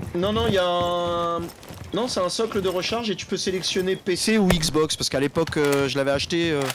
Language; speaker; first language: French; native; French